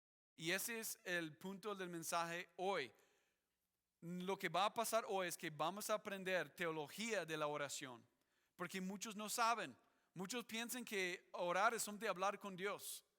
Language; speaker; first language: Spanish; non-native, fluent; English